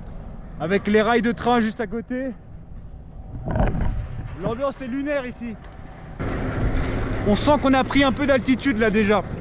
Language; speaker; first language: French; native; French